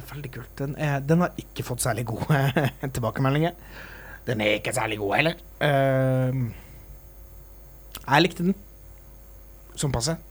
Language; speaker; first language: Norwegian; native; Norwegian